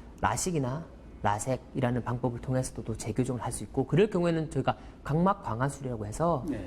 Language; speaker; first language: Korean; native; Korean